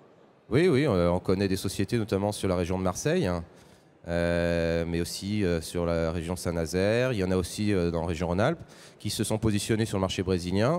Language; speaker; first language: French; native; French